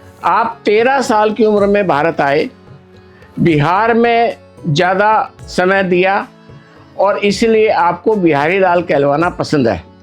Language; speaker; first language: Hindi; native; Hindi